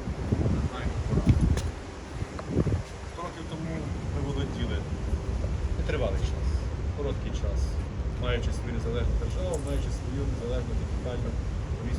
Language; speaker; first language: Ukrainian; native; Ukrainian